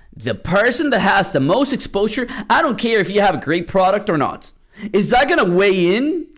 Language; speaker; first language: English; early bilingual, other home language; Spanish